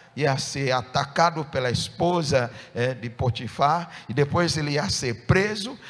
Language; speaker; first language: Portuguese; non-native, fluent; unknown